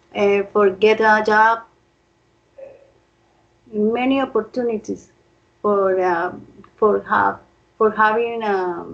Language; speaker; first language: English; non-native, fluent; Spanish